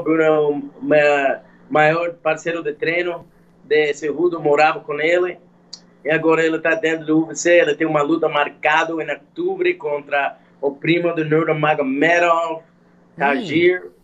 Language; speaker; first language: Portuguese; non-native, fluent; English